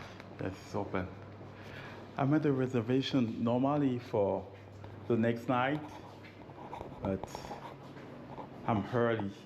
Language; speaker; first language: English; non-native, learner; French